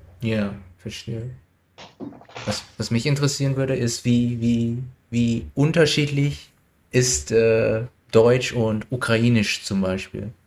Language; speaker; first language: German; non-native, learner; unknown